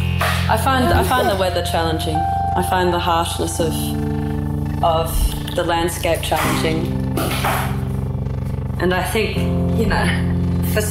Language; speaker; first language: English; native; English